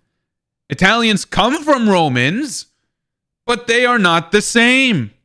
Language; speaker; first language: English; native; English